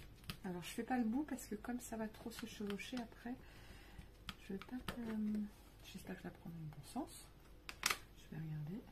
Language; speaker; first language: French; native; French